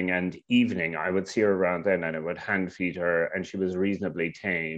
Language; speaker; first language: English; native; English